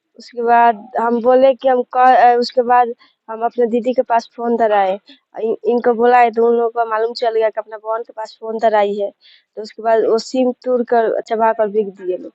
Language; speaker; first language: Hindi; native; Hindi